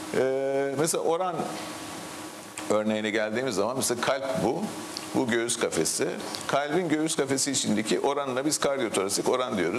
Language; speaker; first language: Turkish; native; Turkish